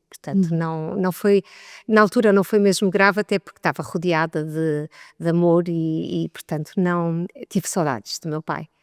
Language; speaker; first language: Portuguese; native; Portuguese